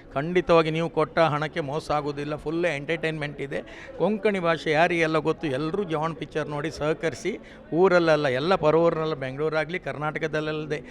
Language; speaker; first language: Kannada; non-native, local second language; Konkani